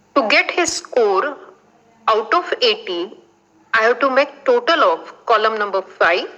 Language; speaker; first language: English; non-native, local second language; Marathi